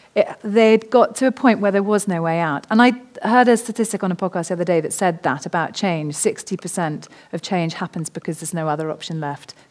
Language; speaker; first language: English; native; English